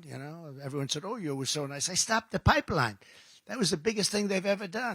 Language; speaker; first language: English; native; English